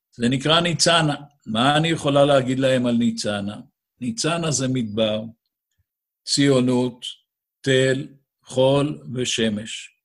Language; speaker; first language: Hebrew; native; Hebrew